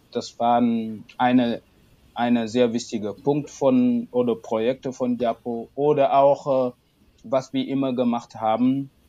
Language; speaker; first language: German; non-native, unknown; Wolof